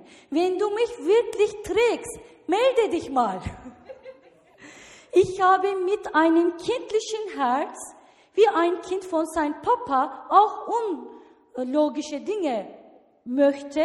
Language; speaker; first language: German; non-native, learner; Turkish